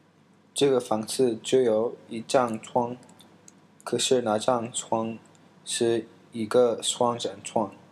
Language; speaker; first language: Chinese; non-native, learner; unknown